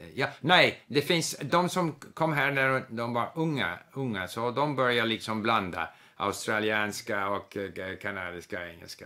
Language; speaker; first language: Swedish; early bilingual, other home language; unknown